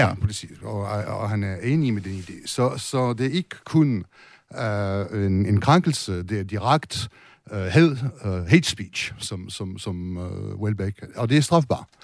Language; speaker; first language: Danish; non-native, fluent; French